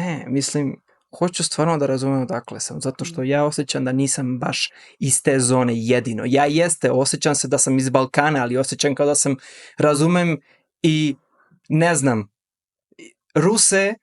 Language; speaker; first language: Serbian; early bilingual, heritage; Serbian